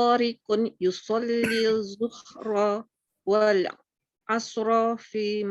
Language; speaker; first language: Arabic; non-native, learner; Indonesian